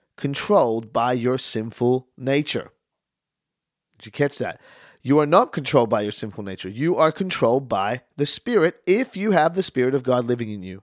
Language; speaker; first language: English; native; English